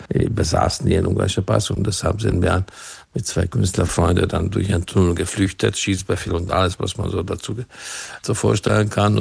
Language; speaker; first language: German; non-native, fluent; Hungarian